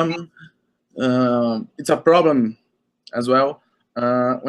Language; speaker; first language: English; non-native, learner; Portuguese